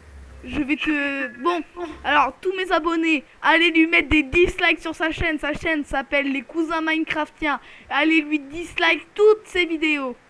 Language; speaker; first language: French; native; French